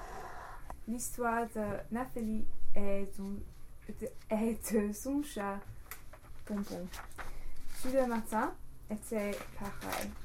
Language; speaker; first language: French; non-native, learner; English